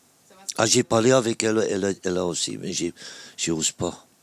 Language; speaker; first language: French; non-native, local second language; Dutch